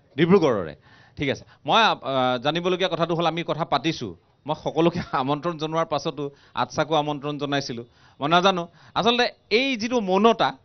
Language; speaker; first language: Assamese; native; Assamese